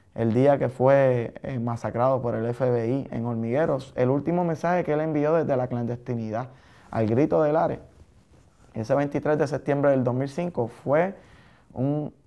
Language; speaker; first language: Spanish; native; Spanish